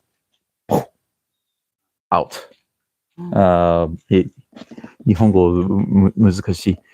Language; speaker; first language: Japanese; non-native, learner; English